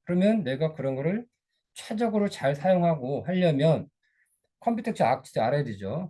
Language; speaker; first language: Korean; native; Korean